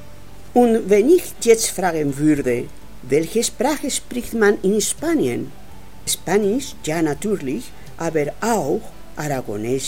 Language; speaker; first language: German; non-native, learner; Spanish